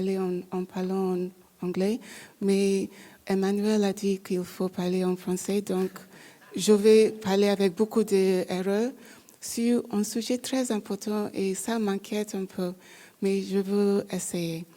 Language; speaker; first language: French; non-native, learner; English